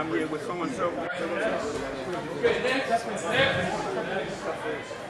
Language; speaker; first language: English; native; English